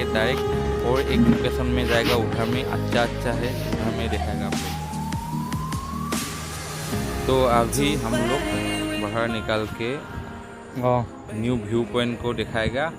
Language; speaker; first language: Hindi; non-native, local second language; Assamese